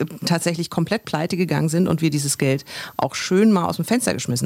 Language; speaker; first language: German; native; German